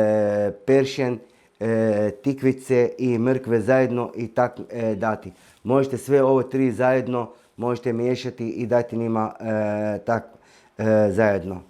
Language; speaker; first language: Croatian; non-native, fluent; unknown